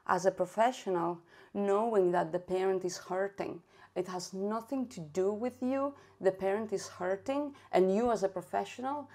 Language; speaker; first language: English; non-native, fluent; Spanish